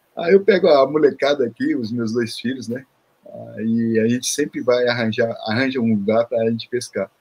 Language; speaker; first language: Portuguese; early bilingual, other home language; Korean